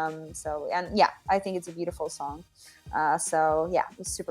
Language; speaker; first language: English; non-native, fluent; Finnish